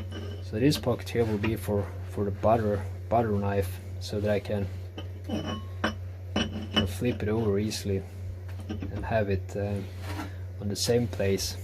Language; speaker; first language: English; non-native, fluent; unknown